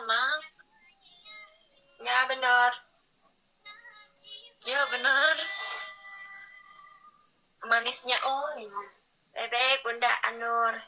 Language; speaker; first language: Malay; non-native, learner; Vietnamese